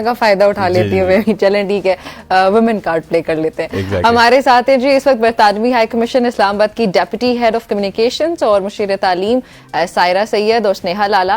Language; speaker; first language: Urdu; native; Urdu